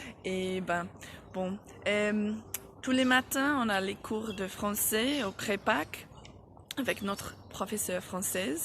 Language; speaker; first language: French; non-native, fluent; English